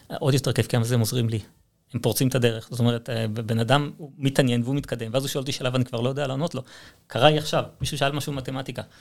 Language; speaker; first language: Hebrew; native; Hebrew